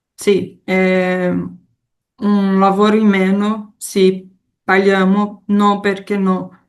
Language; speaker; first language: Italian; non-native, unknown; Portuguese